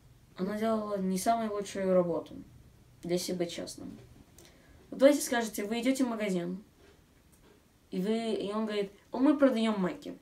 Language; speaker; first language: Russian; early bilingual, other home language; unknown